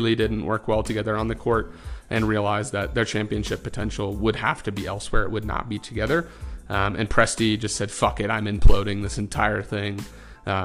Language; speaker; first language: English; native; English